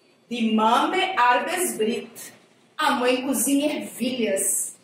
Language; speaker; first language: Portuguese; native; Portuguese